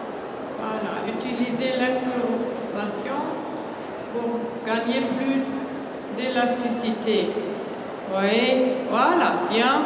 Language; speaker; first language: French; non-native, fluent; German